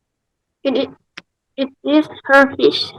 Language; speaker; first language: English; non-native, learner; Indonesian